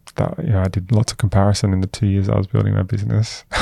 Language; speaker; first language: English; native; English